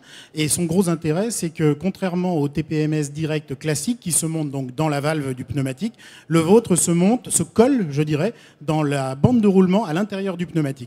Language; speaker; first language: French; native; French